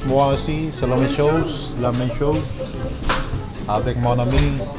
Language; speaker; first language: French; non-native, learner; Filipino